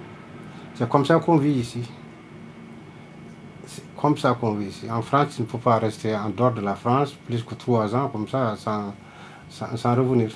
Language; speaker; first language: French; non-native, local second language; Fula